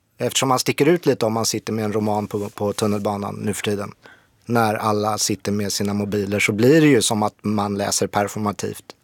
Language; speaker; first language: Swedish; native; Swedish